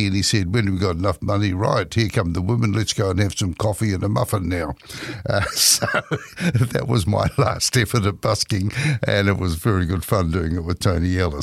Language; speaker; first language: English; native; English